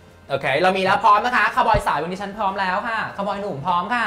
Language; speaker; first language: Thai; native; Thai